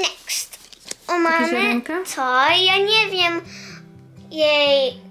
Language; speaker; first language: Polish; early bilingual, heritage; Polish